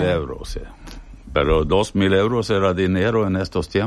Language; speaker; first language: Spanish; non-native, fluent; Swedish